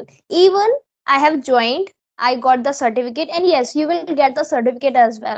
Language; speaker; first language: English; non-native, local second language; Hindi